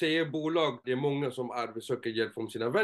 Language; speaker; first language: Swedish; non-native, fluent; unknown